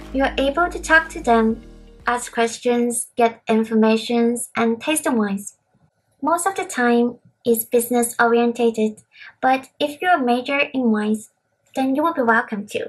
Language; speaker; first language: English; non-native, local second language; Cantonese